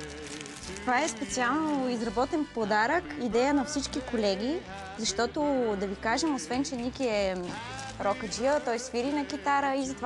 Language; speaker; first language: Bulgarian; native; Bulgarian